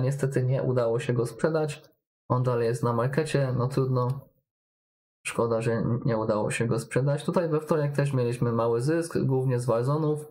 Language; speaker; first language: Polish; native; Polish